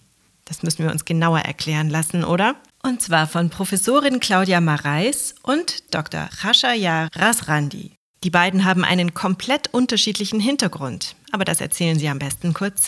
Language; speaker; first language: German; native; German